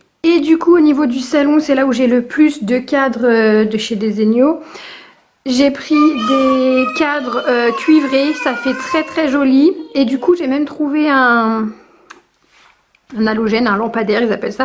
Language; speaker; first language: French; native; French